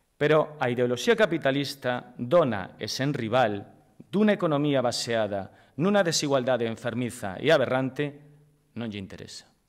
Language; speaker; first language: Galician; native; Galician